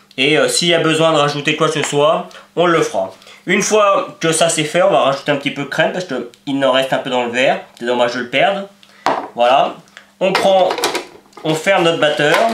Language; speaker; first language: French; native; French